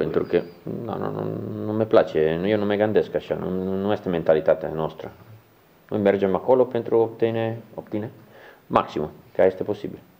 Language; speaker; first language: Romanian; non-native, learner; Italian